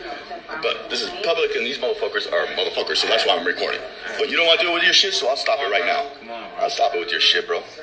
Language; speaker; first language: English; native; English